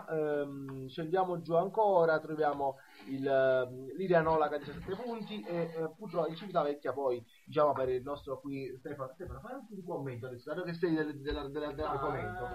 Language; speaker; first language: Italian; native; Italian